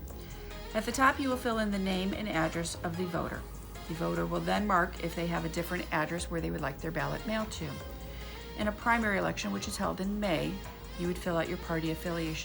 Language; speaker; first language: English; native; English